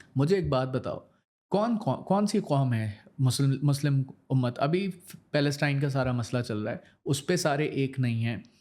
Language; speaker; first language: Urdu; native; Urdu